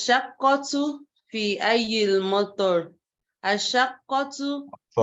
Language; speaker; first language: Arabic; non-native, learner; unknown